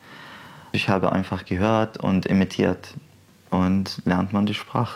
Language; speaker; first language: German; non-native, fluent; Arabic